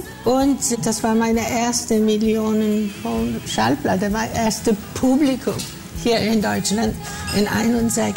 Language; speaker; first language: German; non-native, fluent; Greek